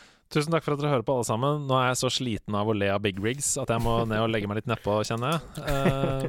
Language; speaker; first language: Norwegian; native; Norwegian